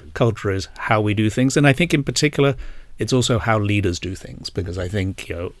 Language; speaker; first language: English; native; English